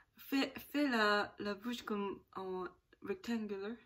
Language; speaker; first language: French; non-native, learner; Korean